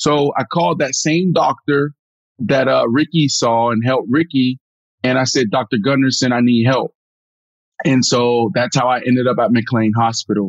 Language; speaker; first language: English; native; English